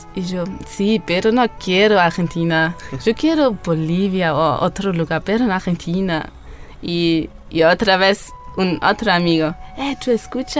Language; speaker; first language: Spanish; non-native, learner; German